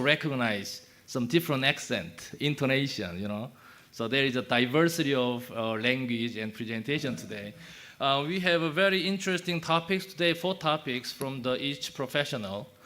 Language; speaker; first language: English; non-native, fluent; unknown